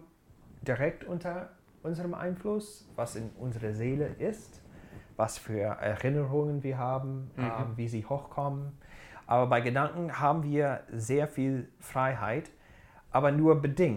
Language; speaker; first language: German; non-native, fluent; English